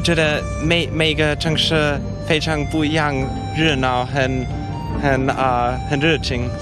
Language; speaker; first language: Chinese; non-native, learner; German